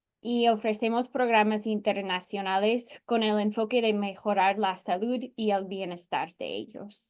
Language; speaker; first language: Spanish; non-native, fluent; English